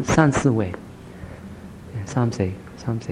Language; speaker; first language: Chinese; early bilingual, heritage; Chinese